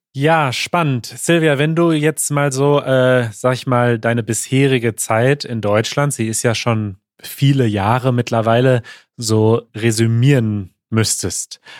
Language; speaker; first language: German; native; German